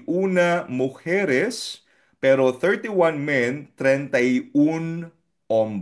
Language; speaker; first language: Spanish; non-native, fluent; Filipino